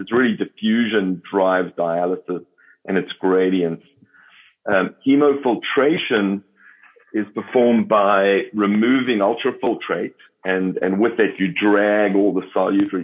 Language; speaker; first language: English; native; English